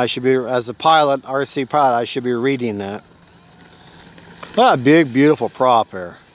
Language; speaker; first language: English; native; English